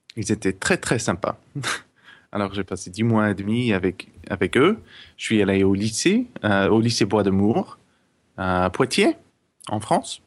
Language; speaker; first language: French; non-native, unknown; English